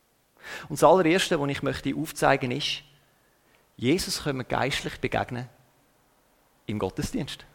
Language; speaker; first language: German; native; German